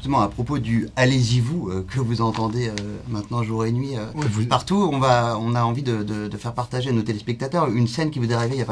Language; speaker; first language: French; native; French